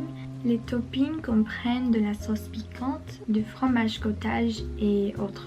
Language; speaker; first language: French; non-native, learner; Spanish